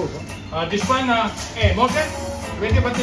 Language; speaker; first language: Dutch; non-native, learner; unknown